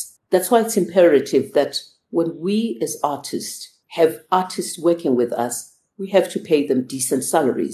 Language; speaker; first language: English; non-native, local second language; Zulu